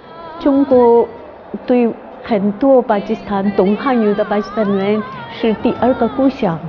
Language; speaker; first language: Chinese; non-native, fluent; Urdu